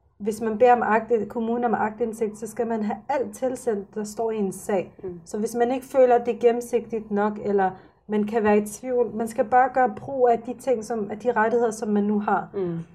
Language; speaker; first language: Danish; early bilingual, other home language; Arabic